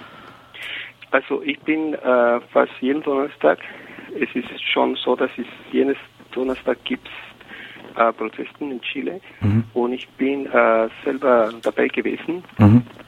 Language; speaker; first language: German; non-native, fluent; Spanish